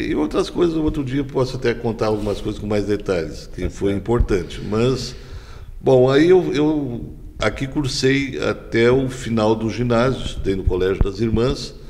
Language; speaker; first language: Portuguese; native; Portuguese